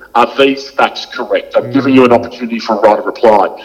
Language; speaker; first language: English; native; English